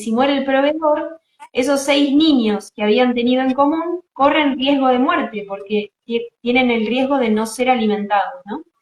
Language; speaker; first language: Spanish; native; Spanish